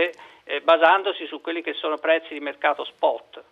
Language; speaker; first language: Italian; native; Italian